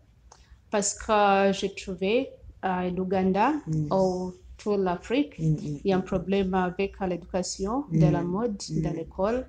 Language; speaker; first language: French; non-native, learner; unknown